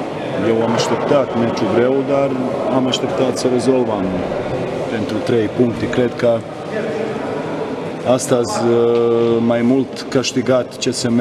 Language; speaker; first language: Romanian; non-native, learner; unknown